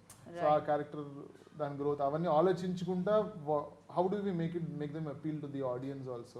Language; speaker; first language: Telugu; native; Telugu